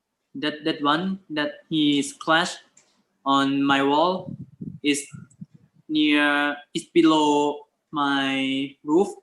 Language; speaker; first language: English; non-native, learner; Thai